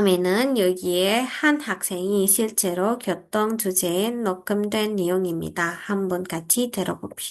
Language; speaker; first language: Korean; non-native, fluent; Indonesian